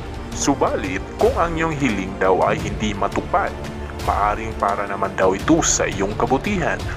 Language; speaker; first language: Filipino; native; Filipino